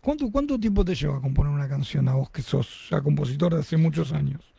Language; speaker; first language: Spanish; native; Spanish